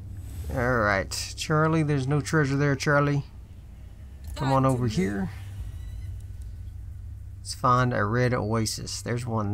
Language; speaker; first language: English; native; English